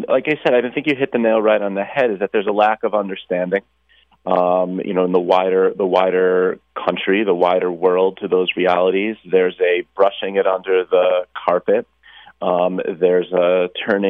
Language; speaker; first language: English; native; English